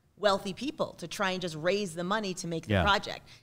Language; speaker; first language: English; native; English